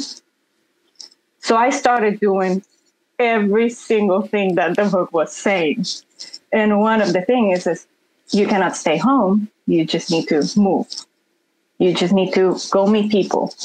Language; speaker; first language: English; non-native, fluent; Spanish